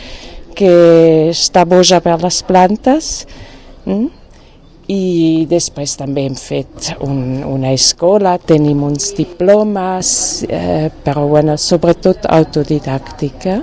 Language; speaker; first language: Catalan; non-native, fluent; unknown